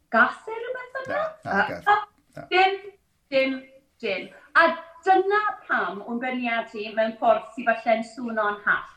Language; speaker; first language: Welsh; non-native, local second language; English